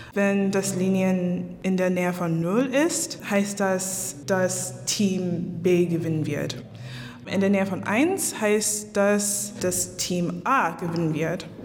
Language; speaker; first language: German; non-native, fluent; English